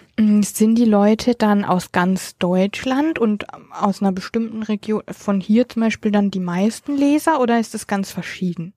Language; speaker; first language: German; native; German